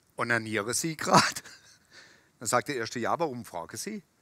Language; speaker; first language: German; native; German